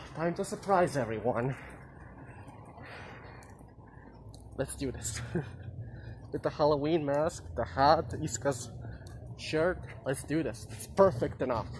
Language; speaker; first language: English; non-native, fluent; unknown